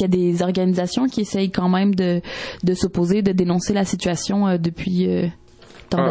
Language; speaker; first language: French; native; French